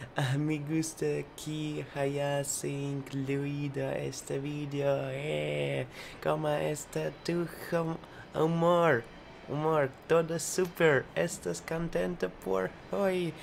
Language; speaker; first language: Spanish; non-native, learner; Russian